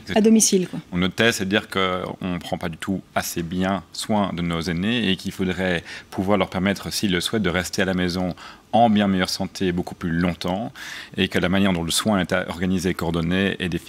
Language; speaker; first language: French; native; French